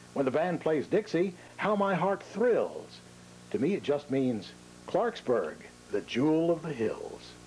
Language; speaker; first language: English; native; English